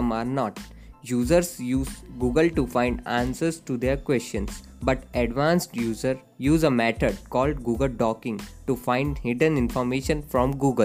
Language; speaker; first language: English; non-native, local second language; Hindi